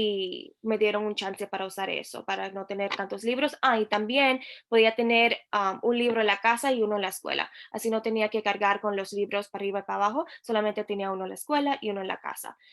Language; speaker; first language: Spanish; early bilingual, heritage; Spanish